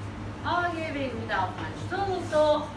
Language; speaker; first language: German; non-native, fluent; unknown